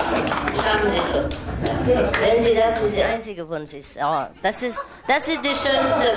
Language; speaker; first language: German; non-native, fluent; Vietnamese